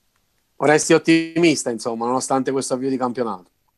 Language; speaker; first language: Italian; native; Italian